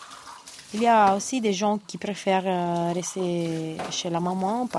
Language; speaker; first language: French; non-native, fluent; Italian